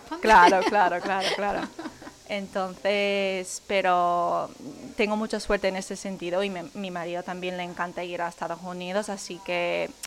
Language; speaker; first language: Spanish; non-native, fluent; English